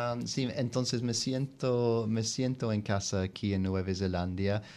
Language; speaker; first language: Spanish; non-native, fluent; English